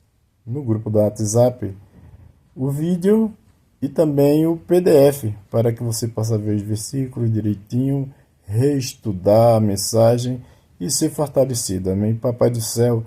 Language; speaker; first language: Portuguese; native; Portuguese